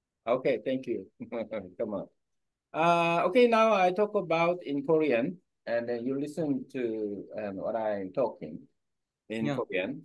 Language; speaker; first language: English; non-native, learner; Korean